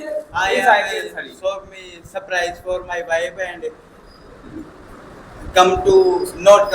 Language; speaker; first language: English; non-native, learner; Hindi